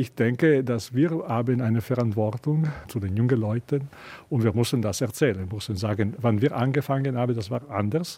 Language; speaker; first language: German; non-native, learner; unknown